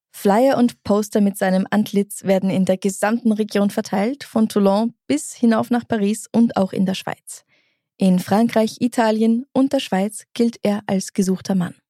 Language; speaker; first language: German; native; German